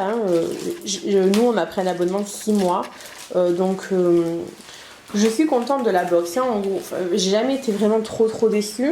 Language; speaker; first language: French; native; French